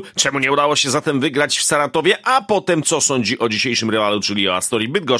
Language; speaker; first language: Polish; native; Polish